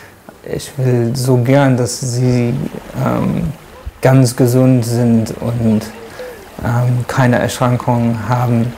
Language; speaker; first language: German; non-native, learner; English